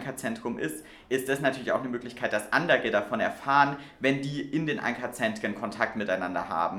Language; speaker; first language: German; native; German